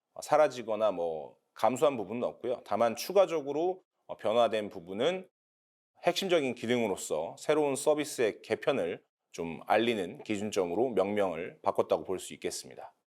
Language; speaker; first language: Korean; native; Korean